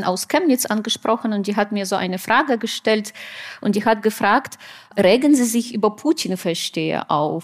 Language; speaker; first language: German; non-native, fluent; Russian